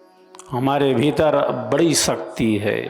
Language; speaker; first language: Hindi; native; Hindi